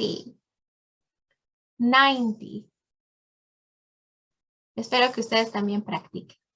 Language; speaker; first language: Spanish; early bilingual, heritage; Spanish